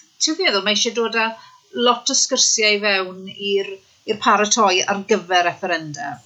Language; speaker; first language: Welsh; native; Welsh